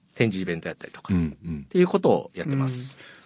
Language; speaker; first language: Japanese; native; Japanese